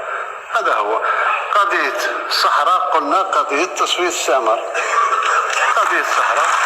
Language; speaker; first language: Arabic; native; Arabic